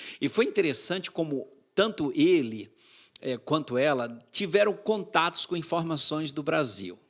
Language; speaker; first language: Portuguese; native; Portuguese